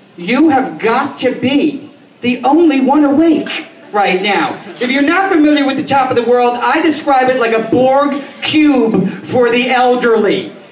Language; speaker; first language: English; native; English